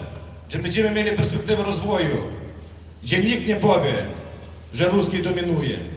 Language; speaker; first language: Polish; non-native, fluent; Ukrainian